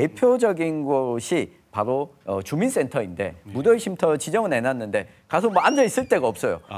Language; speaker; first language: Korean; native; Korean